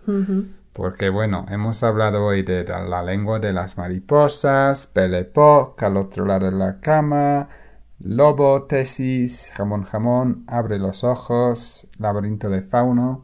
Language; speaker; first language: Spanish; non-native, fluent; English